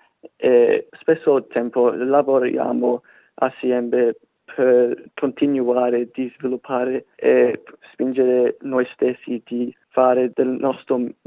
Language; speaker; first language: Italian; non-native, fluent; English